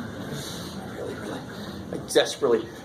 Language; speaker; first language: English; native; English